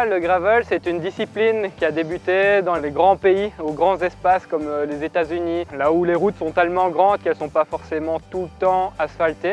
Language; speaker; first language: French; native; French